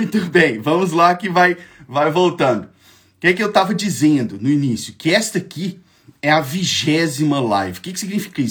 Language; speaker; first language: Portuguese; native; Portuguese